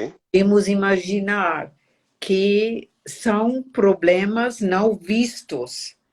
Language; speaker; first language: Portuguese; non-native, fluent; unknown